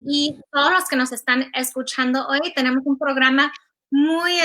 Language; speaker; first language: Spanish; early bilingual, heritage; Spanish